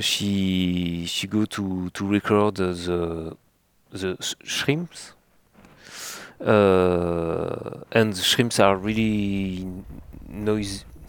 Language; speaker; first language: English; non-native, learner; French